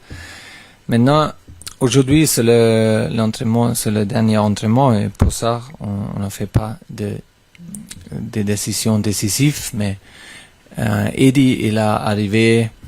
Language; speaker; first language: French; non-native, fluent; German